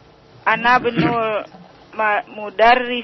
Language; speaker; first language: Arabic; non-native, learner; Indonesian